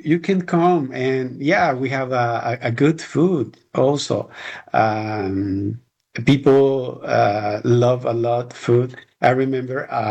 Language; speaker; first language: English; non-native, learner; Spanish